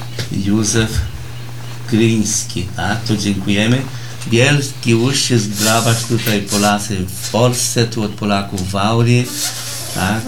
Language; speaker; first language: Polish; early bilingual, heritage; Portuguese